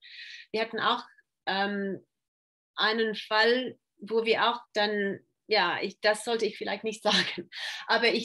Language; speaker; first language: German; non-native, fluent; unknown